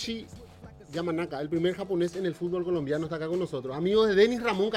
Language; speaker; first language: Spanish; native; Spanish